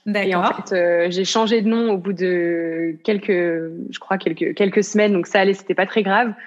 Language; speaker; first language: French; native; French